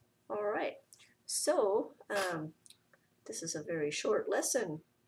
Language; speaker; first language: English; native; English